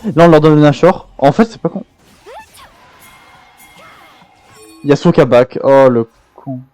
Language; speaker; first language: French; native; French